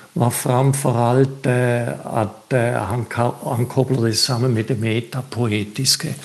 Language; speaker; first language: Norwegian; non-native, fluent; German